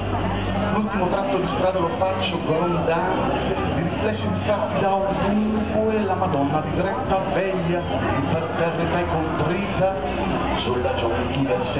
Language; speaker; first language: Italian; native; Italian